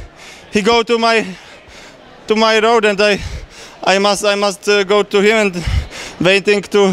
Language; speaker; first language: English; non-native, learner; Czech